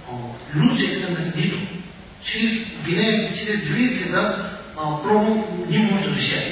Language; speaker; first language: Russian; non-native, learner; Tibetan